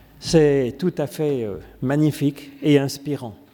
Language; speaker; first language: French; native; French